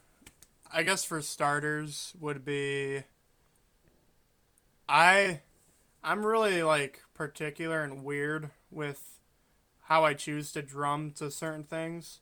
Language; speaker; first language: English; native; English